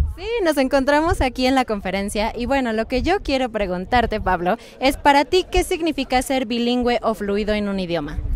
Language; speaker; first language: Spanish; native; Spanish